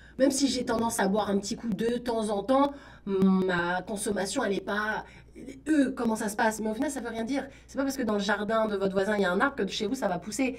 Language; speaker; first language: French; native; French